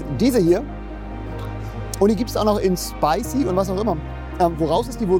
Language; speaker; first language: German; native; German